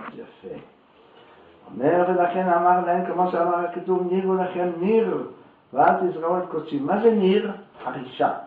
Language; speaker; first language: Hebrew; native; Hebrew